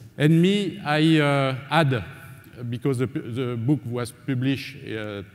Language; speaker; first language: English; non-native, learner; French